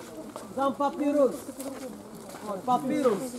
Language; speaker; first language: Russian; non-native, learner; Arabic